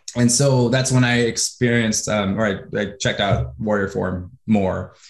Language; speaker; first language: English; native; English